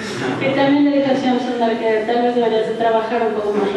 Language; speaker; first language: Spanish; native; Spanish